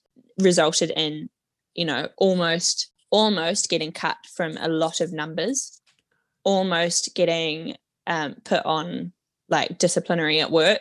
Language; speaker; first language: English; native; English